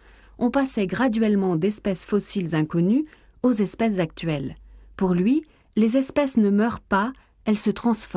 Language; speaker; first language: French; native; French